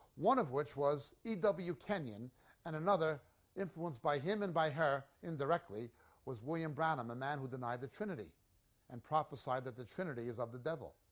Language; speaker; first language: English; native; English